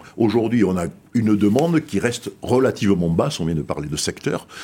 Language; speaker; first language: French; native; French